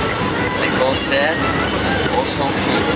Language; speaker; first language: French; non-native, learner; English